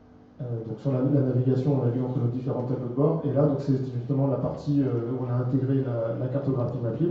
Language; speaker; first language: French; native; French